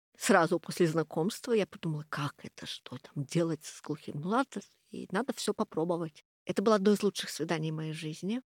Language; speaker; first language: Russian; non-native, fluent; English